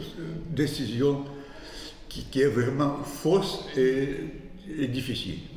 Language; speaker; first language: French; non-native, fluent; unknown